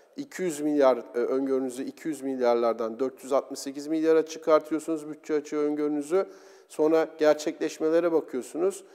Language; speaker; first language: Turkish; native; Turkish